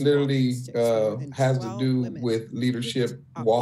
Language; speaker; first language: English; native; English